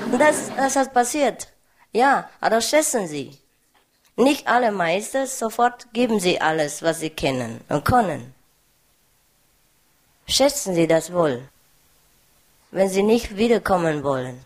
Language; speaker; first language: German; non-native, learner; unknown